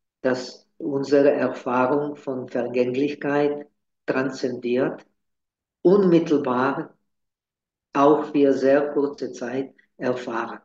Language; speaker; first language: German; non-native, fluent; Czech